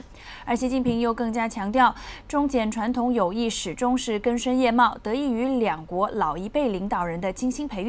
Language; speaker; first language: Chinese; non-native, local second language; Cantonese